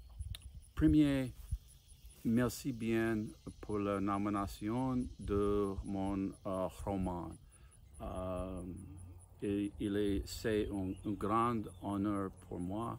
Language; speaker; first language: French; non-native, learner; English